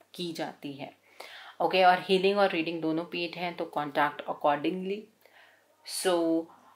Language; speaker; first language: Hindi; native; Hindi